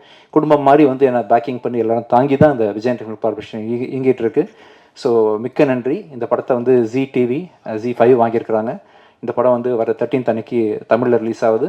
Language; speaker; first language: Tamil; native; Tamil